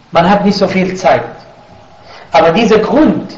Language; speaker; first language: German; non-native, fluent; Arabic